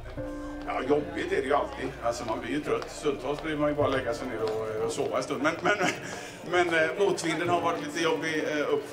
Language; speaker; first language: Swedish; native; Swedish